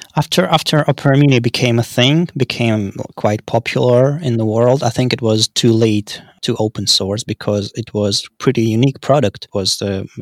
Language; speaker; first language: English; non-native, fluent; Russian